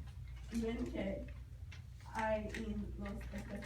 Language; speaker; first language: Spanish; non-native, learner; English